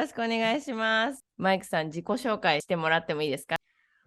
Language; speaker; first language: Japanese; native; Japanese